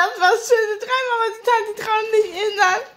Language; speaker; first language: German; early bilingual, other home language; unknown